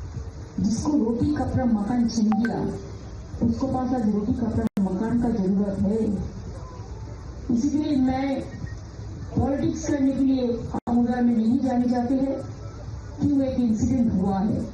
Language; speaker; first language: Hindi; non-native, local second language; Bangla